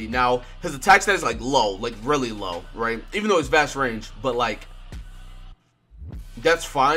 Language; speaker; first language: English; native; English